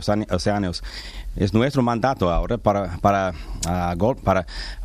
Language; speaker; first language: Spanish; non-native, learner; English